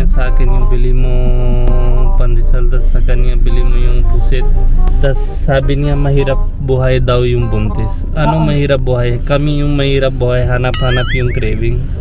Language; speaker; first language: Filipino; non-native, learner; Hindi